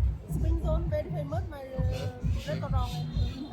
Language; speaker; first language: English; non-native, learner; Vietnamese